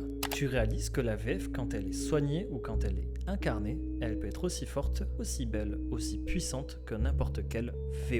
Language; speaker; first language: French; native; French